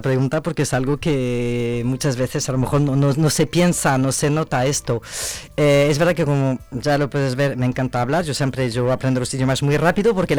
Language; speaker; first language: Spanish; non-native, fluent; French